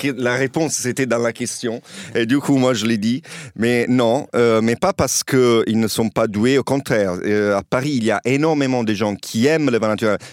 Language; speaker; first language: French; non-native, fluent; Italian